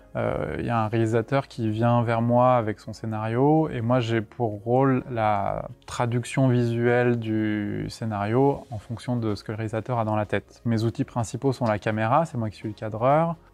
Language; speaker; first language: French; native; French